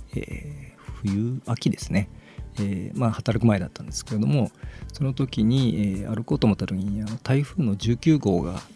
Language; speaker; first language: Japanese; native; Japanese